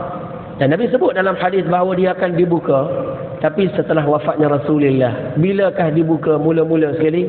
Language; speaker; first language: Malay; native; Malay